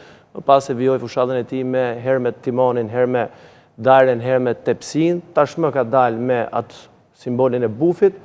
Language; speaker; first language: Albanian; native; Albanian